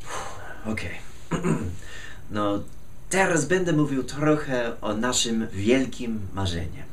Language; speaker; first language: Polish; non-native, fluent; English